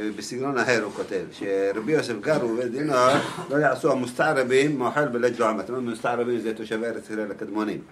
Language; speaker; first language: Hebrew; native; Hebrew